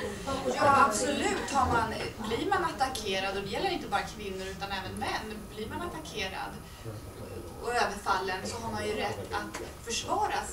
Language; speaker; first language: Swedish; native; Swedish